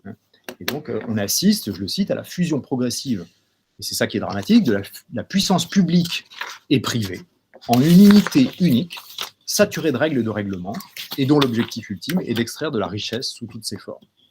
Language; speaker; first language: French; native; French